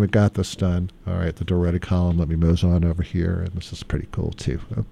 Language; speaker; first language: English; native; English